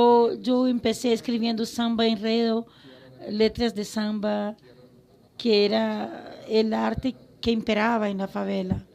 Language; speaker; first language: Spanish; non-native, fluent; Portuguese